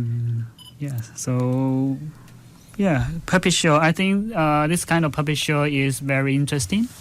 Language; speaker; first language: English; non-native, fluent; Chinese